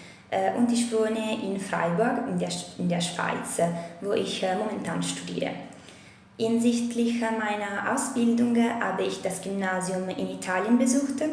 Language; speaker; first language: German; non-native, fluent; Italian